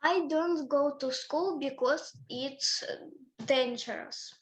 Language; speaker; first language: English; early bilingual, other home language; Ukrainian